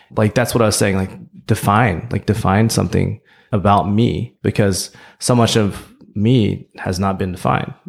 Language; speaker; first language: English; native; English